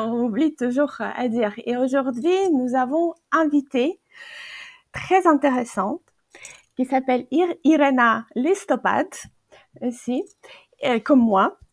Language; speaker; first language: French; non-native, fluent; Ukrainian